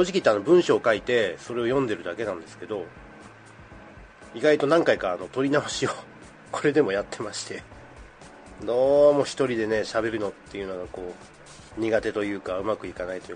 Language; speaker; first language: Japanese; native; Japanese